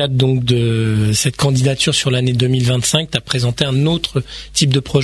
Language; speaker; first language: French; native; French